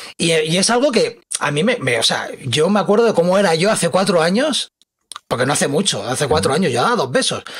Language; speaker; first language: Spanish; native; Spanish